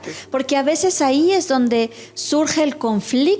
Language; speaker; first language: Spanish; native; Spanish